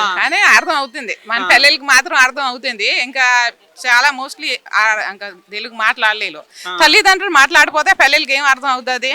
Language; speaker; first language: Telugu; early bilingual, heritage; Telugu